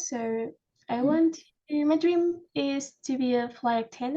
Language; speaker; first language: English; non-native, learner; Vietnamese